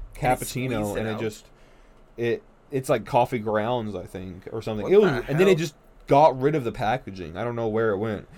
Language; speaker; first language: English; native; English